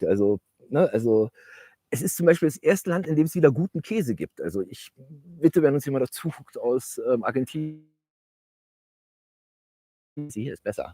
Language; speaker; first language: German; native; German